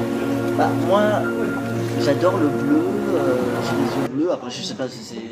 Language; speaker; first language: French; native; French